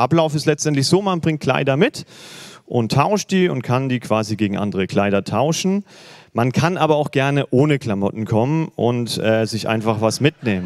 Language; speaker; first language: German; native; German